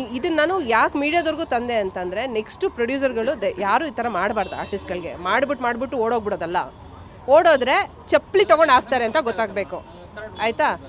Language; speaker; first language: Kannada; native; Kannada